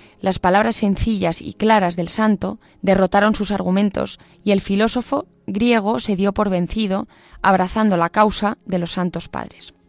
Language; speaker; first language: Spanish; native; Spanish